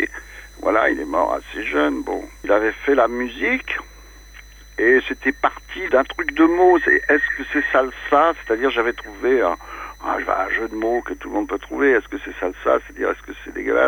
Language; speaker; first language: French; native; French